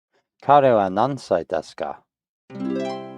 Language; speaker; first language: Japanese; non-native, learner; English